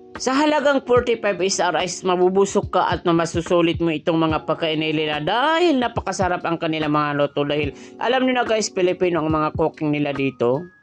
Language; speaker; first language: Filipino; non-native, local second language; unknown